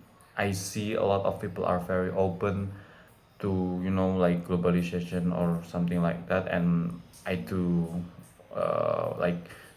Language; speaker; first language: English; non-native, fluent; Indonesian